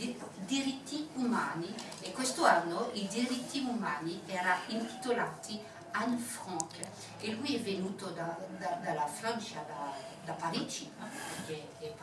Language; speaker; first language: Italian; non-native, fluent; French